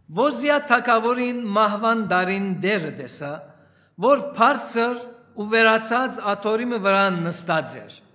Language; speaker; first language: Armenian; early bilingual, heritage; Armenian